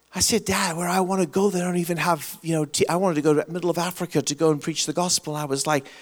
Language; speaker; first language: English; native; English